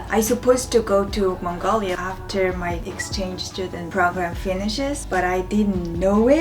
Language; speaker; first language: English; non-native, fluent; Mongolian